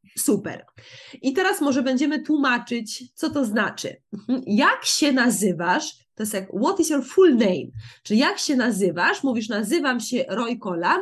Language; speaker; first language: Polish; native; Polish